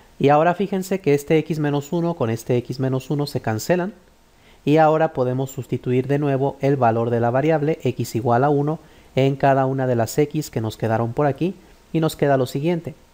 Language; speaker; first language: Spanish; native; Spanish